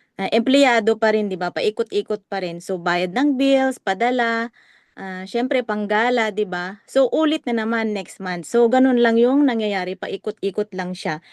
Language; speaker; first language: Filipino; non-native, local second language; Iloko